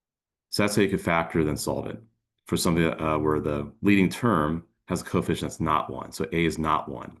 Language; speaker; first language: English; native; English